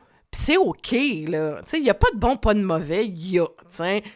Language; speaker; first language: French; native; French